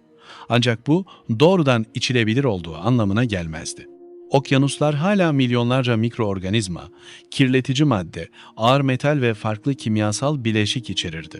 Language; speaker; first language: Turkish; native; Turkish